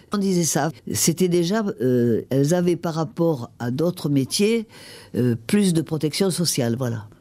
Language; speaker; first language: French; native; French